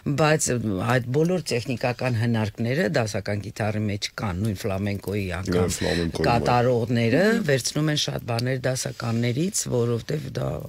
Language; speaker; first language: Armenian; native; Armenian